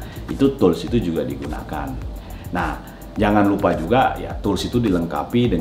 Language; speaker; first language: Indonesian; native; Indonesian